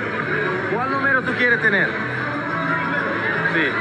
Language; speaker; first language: Spanish; non-native, learner; Portuguese